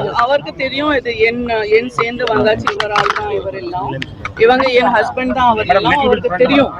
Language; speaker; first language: Tamil; non-native, fluent; Gujarati